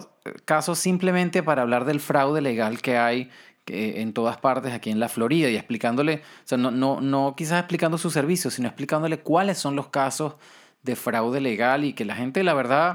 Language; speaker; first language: Spanish; native; Spanish